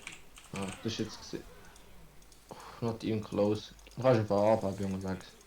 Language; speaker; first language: German; native; German